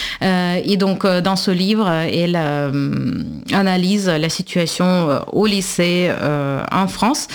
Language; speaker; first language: French; non-native, fluent; Russian